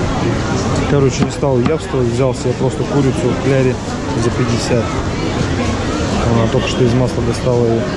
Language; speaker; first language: Russian; native; Russian